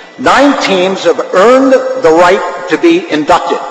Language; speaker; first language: English; native; English